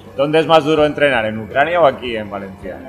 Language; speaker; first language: Spanish; native; Spanish